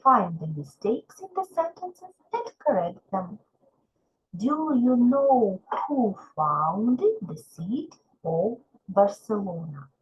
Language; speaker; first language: English; non-native, fluent; Ukrainian